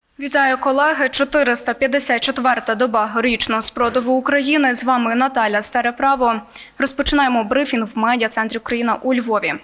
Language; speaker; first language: Ukrainian; native; Ukrainian